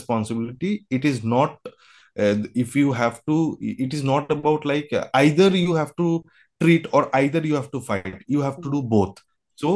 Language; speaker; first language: English; non-native, local second language; Bangla